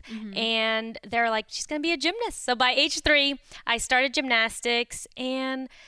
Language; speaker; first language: English; early bilingual, other home language; Romanian